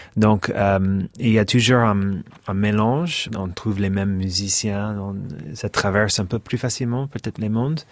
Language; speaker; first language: French; non-native, fluent; English